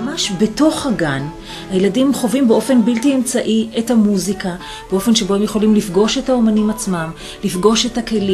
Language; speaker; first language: Hebrew; native; Hebrew